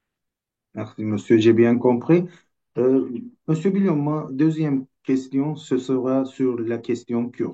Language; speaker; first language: French; non-native, fluent; Turkish